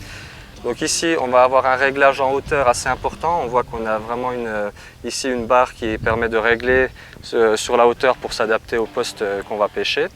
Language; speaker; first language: French; native; French